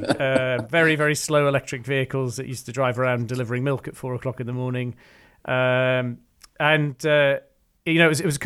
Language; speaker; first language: English; native; English